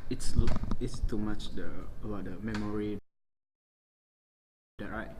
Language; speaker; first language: English; non-native, learner; Malay